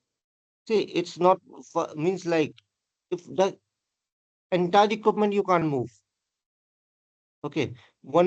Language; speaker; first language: English; non-native, fluent; Hindi